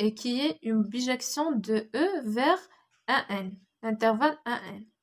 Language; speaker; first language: French; non-native, local second language; Arabic